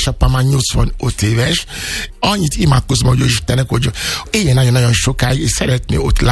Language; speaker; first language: Hungarian; non-native, fluent; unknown